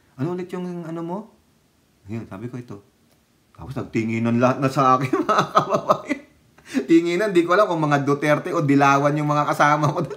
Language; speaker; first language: Filipino; native; Filipino